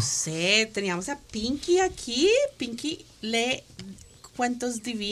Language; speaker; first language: Spanish; early bilingual, other home language; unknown